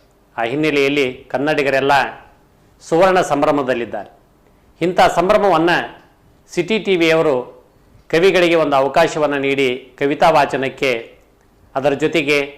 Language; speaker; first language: Kannada; native; Kannada